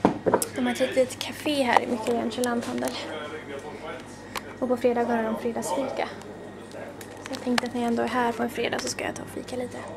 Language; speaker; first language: Swedish; native; Swedish